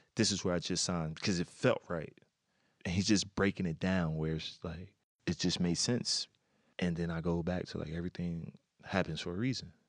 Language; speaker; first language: English; native; English